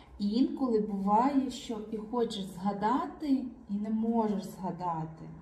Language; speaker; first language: Ukrainian; native; Ukrainian